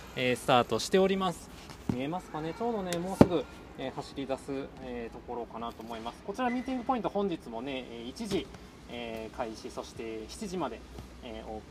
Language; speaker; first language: Japanese; native; Japanese